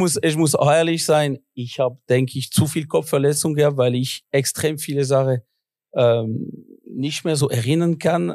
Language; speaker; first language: German; non-native, local second language; French